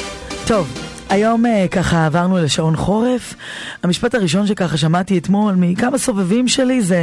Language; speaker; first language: Hebrew; native; Hebrew